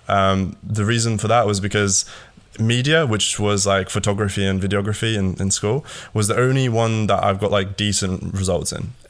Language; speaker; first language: English; early bilingual, other home language; Latvian